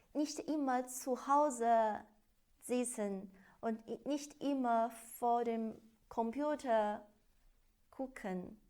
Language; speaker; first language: German; non-native, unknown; Chinese